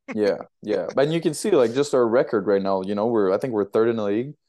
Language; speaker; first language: English; native; English